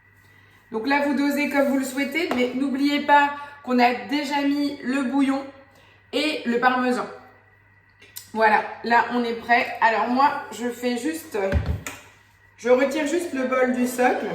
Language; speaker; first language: French; native; French